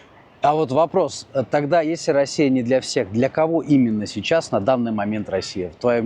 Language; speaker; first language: Russian; native; Russian